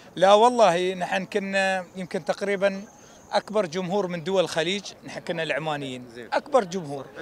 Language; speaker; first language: Arabic; native; Arabic